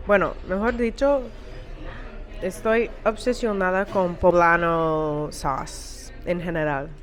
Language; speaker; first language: Spanish; non-native, learner; English